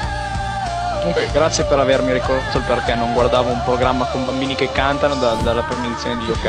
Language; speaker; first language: Italian; native; Italian